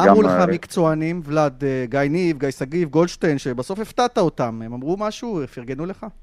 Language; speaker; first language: Hebrew; native; Hebrew